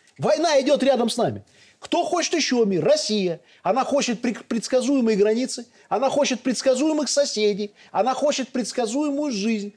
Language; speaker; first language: Russian; native; Russian